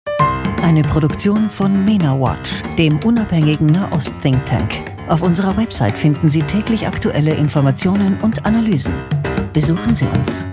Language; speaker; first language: German; native; German